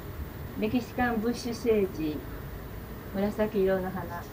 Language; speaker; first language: Japanese; native; Japanese